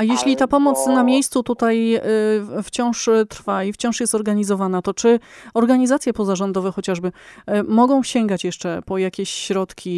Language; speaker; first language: Polish; native; Polish